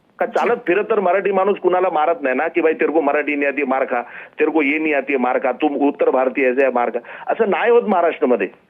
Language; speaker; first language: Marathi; non-native, local second language; Gujarati